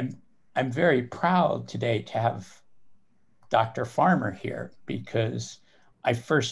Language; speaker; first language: English; native; English